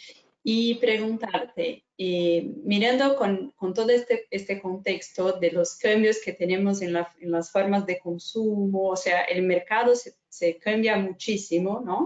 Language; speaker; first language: Spanish; non-native, fluent; Portuguese